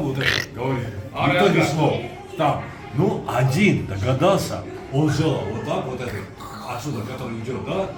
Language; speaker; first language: Russian; non-native, fluent; Georgian